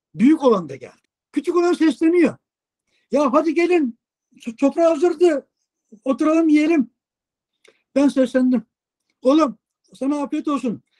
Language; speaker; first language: Turkish; native; Turkish